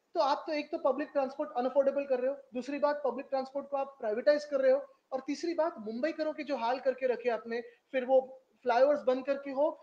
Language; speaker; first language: Hindi; non-native, local second language; Marathi